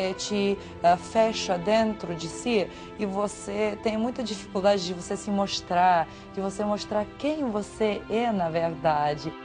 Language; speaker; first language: Portuguese; non-native, fluent; Serbian